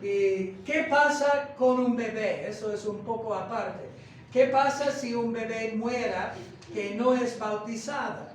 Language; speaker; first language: Spanish; non-native, fluent; English